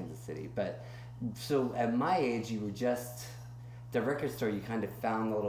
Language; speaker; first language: English; native; English